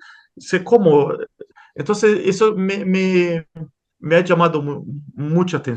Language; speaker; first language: Spanish; non-native, fluent; Portuguese